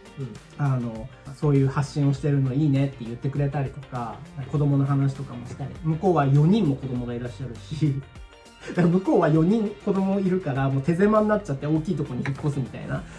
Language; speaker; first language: Japanese; native; Japanese